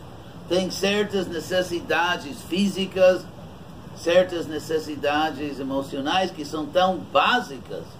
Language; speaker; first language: Portuguese; non-native, fluent; English